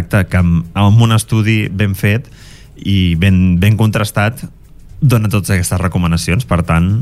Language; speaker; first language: Catalan; native; Catalan